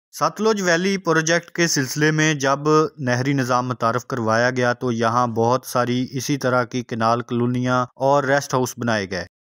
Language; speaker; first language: Urdu; non-native, local second language; Punjabi